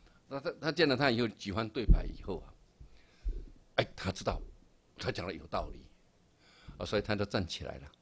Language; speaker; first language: Chinese; native; Chinese